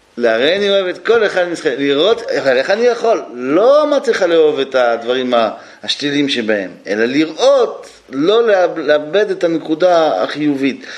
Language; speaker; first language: Hebrew; native; Hebrew